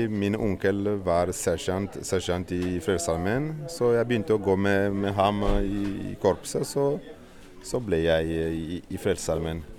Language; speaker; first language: Swedish; non-native, fluent; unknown